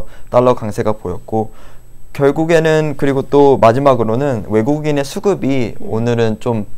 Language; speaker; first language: Korean; native; Korean